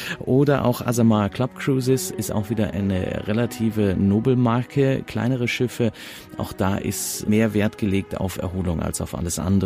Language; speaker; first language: German; native; German